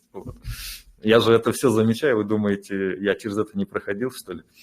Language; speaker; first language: Russian; native; Russian